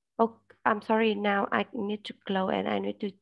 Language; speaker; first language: English; non-native, learner; Vietnamese